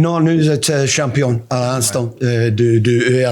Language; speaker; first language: French; non-native, learner; English